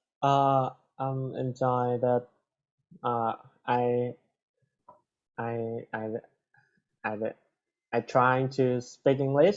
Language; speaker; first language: English; non-native, learner; Thai